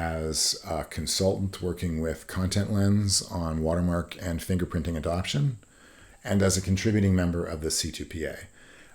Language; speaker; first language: English; native; English